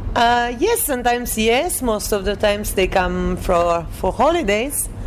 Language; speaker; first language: English; non-native, fluent; Italian